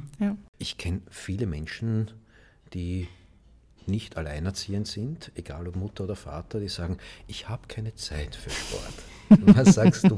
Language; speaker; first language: German; native; German